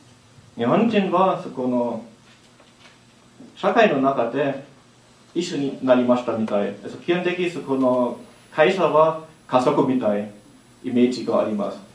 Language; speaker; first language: Japanese; non-native, learner; German